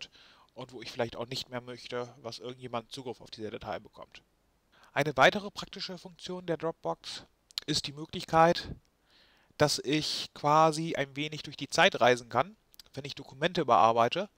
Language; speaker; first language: German; native; German